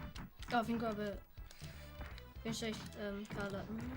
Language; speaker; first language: Welsh; non-native, local second language; English